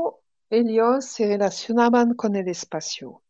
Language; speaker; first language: Spanish; non-native, fluent; French